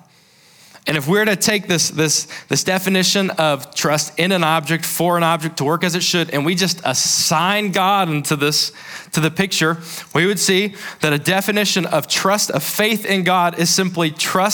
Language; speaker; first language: English; native; English